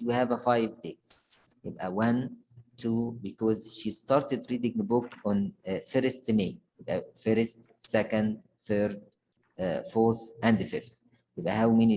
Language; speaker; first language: English; non-native, fluent; Arabic